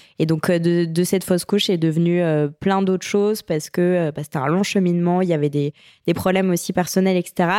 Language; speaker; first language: French; native; French